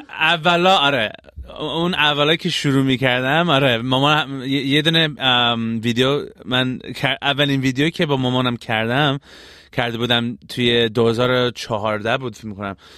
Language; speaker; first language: Persian; early bilingual, heritage; Persian